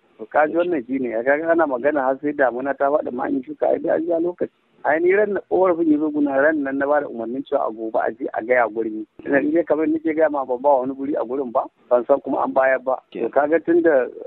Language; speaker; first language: Hausa; native; Hausa